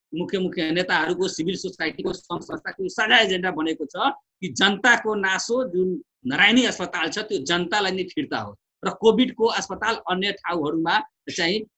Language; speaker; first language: Nepali; non-native, local second language; Bhojpuri